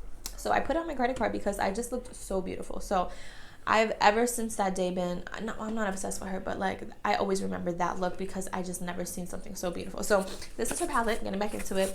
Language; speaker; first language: English; native; English